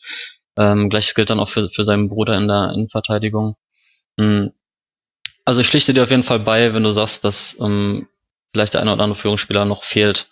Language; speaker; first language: German; native; German